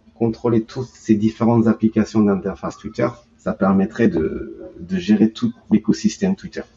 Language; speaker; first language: French; early bilingual, heritage; Japanese